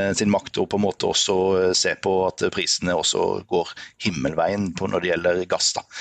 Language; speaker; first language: Norwegian; native; Norwegian